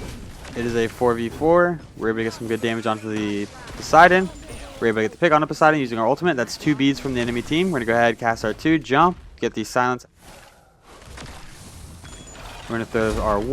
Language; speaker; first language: English; native; English